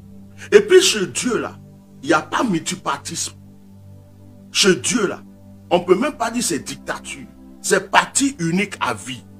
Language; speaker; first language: French; non-native, local second language; Baoulé